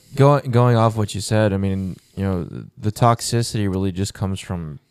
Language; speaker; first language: English; native; English